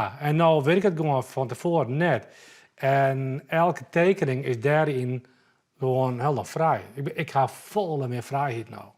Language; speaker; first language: Dutch; non-native, local second language; Western Frisian